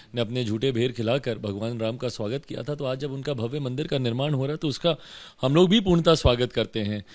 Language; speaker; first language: Hindi; native; Hindi